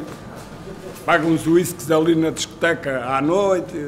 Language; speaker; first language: Portuguese; native; Portuguese